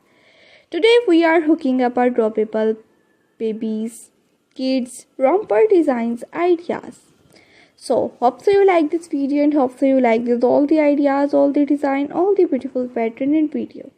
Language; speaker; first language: English; non-native, learner; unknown